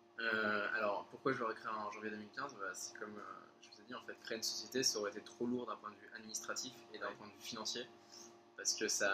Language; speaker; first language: French; native; French